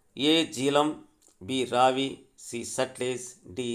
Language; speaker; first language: English; non-native, local second language; Telugu